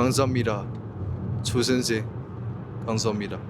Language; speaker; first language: Korean; non-native, learner; Chinese